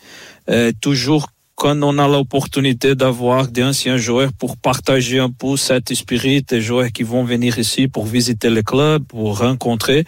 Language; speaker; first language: French; non-native, fluent; Portuguese